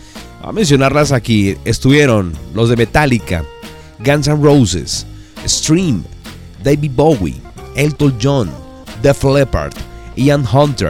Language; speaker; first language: Spanish; native; Spanish